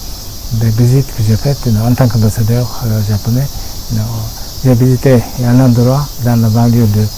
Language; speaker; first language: French; non-native, fluent; Japanese